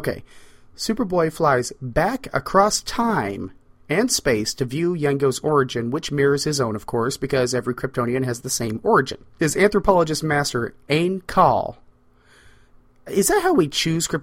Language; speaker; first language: English; native; English